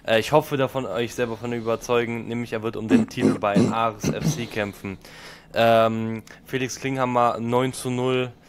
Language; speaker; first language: German; native; German